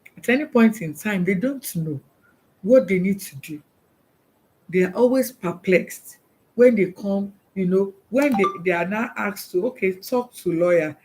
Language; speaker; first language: English; non-native, local second language; Yoruba